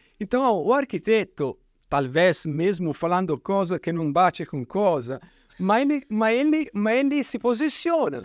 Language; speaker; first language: Portuguese; non-native, fluent; Italian